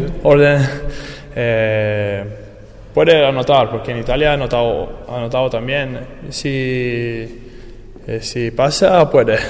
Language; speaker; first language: Spanish; non-native, learner; Italian